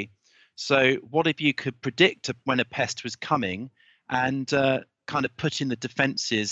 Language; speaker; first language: English; native; English